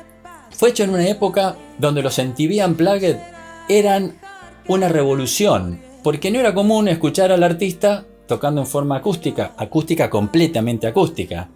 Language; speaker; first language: Spanish; native; Spanish